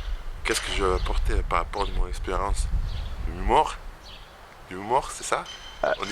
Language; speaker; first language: French; non-native, fluent; Bosnian